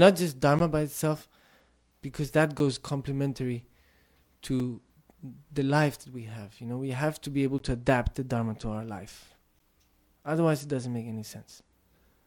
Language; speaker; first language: English; non-native, fluent; Tibetan